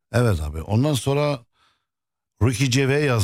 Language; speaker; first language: Turkish; non-native, fluent; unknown